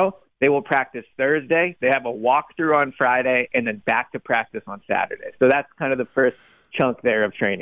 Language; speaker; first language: English; native; English